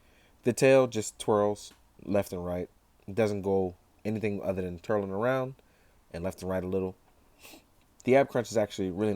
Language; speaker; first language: English; native; English